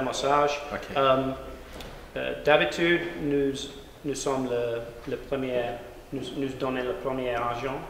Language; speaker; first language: French; non-native, learner; English